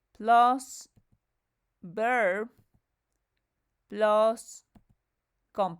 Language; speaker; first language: English; non-native, fluent; Spanish